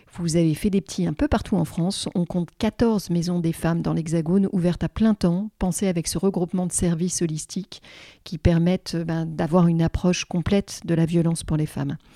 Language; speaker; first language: French; native; French